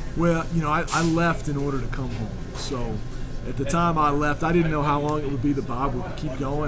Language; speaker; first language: English; native; English